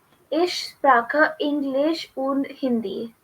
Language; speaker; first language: German; non-native, learner; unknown